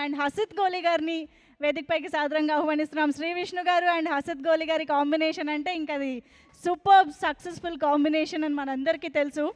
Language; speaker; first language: Telugu; native; Telugu